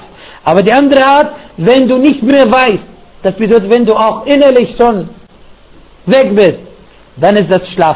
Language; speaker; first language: German; non-native, fluent; Arabic